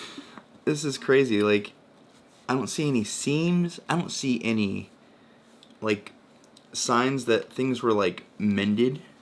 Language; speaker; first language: English; native; English